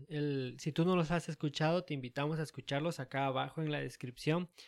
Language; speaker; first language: Spanish; early bilingual, heritage; Spanish